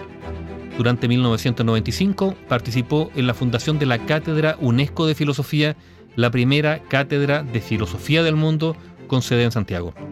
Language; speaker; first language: Spanish; native; Spanish